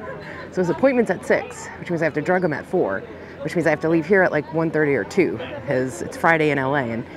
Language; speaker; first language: English; native; English